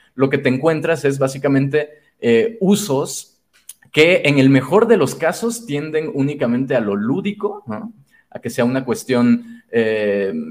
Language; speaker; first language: Spanish; native; Spanish